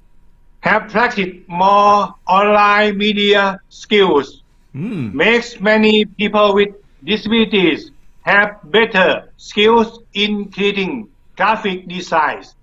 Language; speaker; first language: English; non-native, learner; Thai